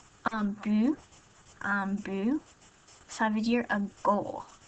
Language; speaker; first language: French; non-native, fluent; English